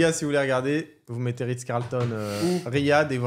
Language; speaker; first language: French; native; French